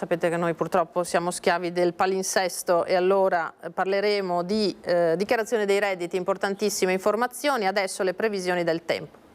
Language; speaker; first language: Italian; native; Italian